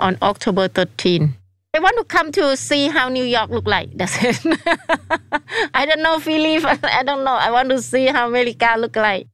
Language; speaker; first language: English; non-native, learner; Thai